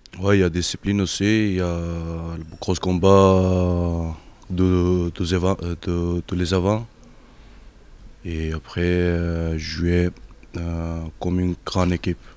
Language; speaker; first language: French; non-native, learner; Georgian